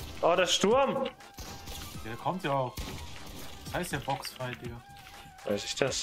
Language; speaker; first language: German; native; German